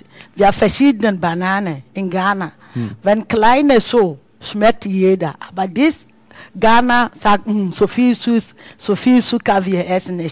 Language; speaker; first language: German; non-native, learner; Akan